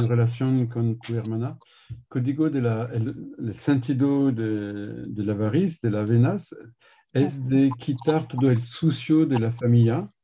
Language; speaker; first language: Spanish; non-native, learner; French